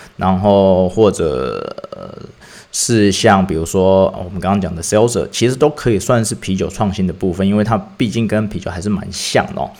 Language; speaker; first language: Chinese; native; Chinese